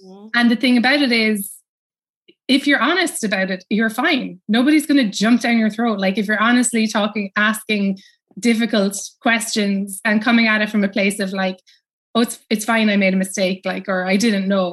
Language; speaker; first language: English; native; English